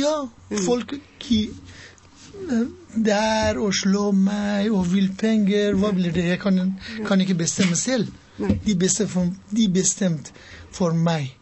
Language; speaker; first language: Norwegian; non-native, learner; Persian